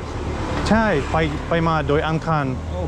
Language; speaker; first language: Thai; non-native, learner; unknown